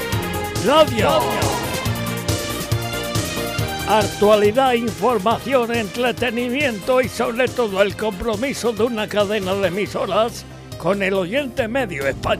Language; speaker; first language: Spanish; native; Spanish